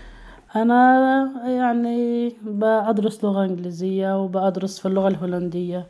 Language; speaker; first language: Arabic; native; Arabic